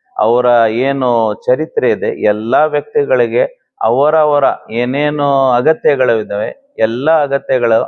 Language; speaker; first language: Kannada; non-native, local second language; Urdu